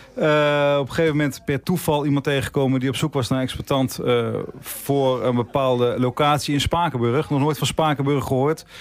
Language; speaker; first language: Dutch; native; Dutch